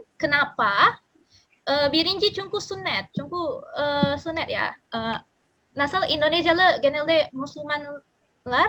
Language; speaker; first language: Turkish; non-native, learner; Indonesian